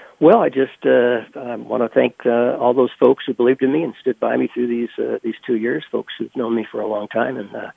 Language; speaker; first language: English; native; English